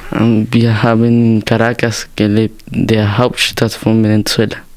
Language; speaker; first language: German; non-native, learner; Spanish